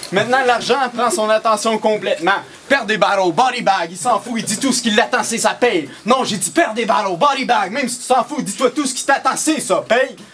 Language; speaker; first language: French; native; French